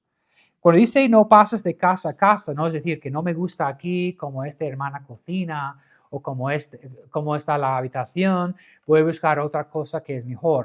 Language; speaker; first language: Spanish; non-native, fluent; English